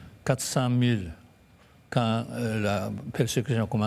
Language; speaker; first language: French; non-native, fluent; Japanese